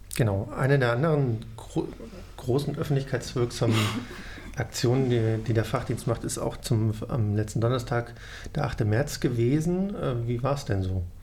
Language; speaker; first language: German; native; German